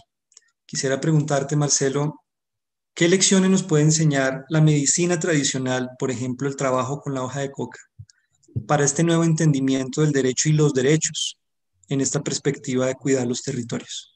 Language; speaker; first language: Spanish; native; Spanish